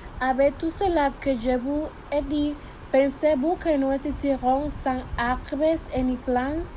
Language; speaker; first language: French; non-native, learner; Spanish